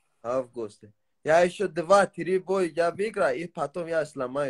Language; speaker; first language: Russian; non-native, learner; Tajik